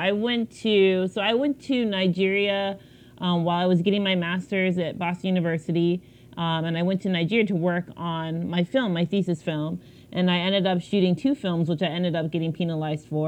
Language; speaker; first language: English; native; English